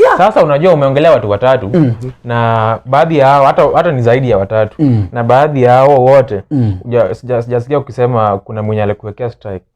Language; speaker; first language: Swahili; non-native, local second language; Luo (Kenya and Tanzania)